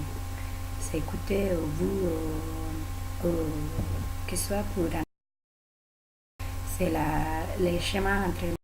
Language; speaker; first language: French; non-native, learner; Spanish